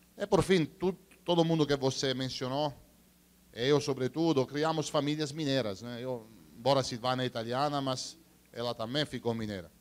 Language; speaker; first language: Portuguese; non-native, fluent; Italian